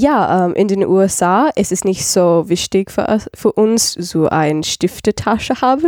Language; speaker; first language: German; non-native, learner; English